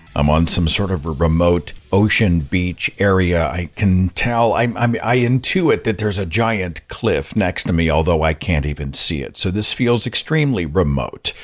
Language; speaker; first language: English; native; English